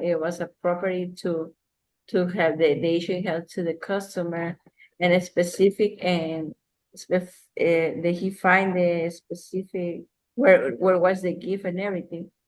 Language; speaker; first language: English; non-native, learner; Spanish